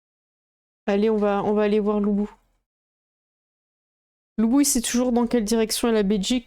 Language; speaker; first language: French; native; French